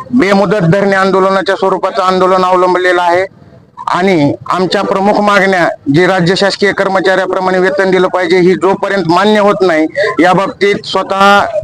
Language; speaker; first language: Marathi; native; Marathi